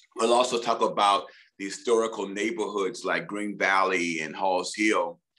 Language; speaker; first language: English; native; English